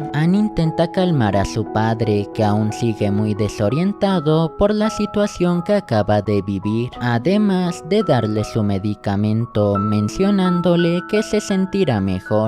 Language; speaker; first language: Spanish; native; Spanish